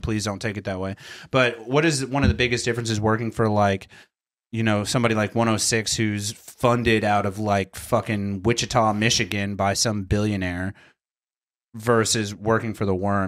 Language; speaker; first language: English; native; English